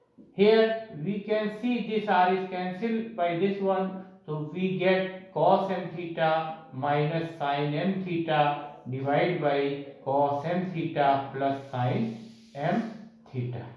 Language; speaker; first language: English; non-native, local second language; Hindi